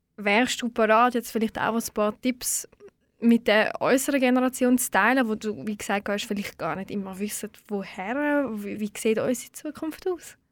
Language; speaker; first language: German; early bilingual, other home language; Swiss German